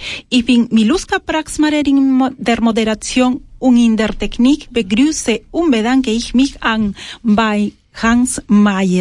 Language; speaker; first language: German; non-native, fluent; Spanish